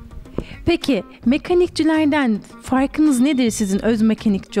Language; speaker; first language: Turkish; native; Turkish